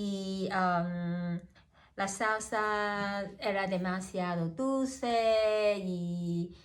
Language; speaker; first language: Spanish; non-native, learner; Cantonese